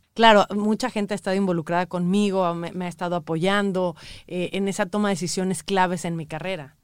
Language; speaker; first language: Spanish; native; Spanish